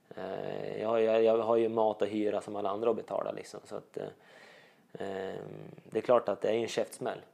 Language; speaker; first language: Swedish; native; Swedish